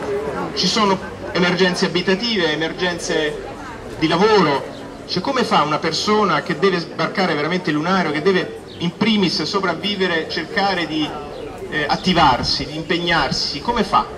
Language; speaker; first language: Italian; native; Italian